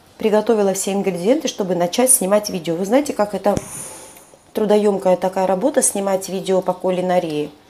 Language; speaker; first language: Russian; non-native, local second language; Georgian